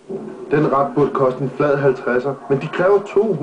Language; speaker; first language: Danish; native; Danish